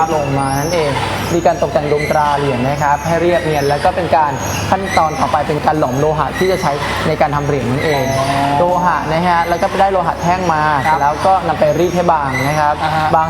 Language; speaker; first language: Thai; native; Thai